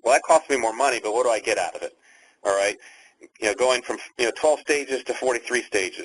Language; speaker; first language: English; native; English